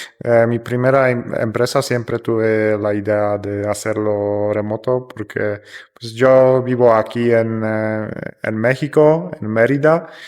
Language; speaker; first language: Spanish; non-native, fluent; Polish